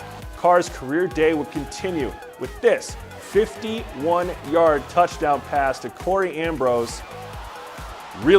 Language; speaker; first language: English; native; English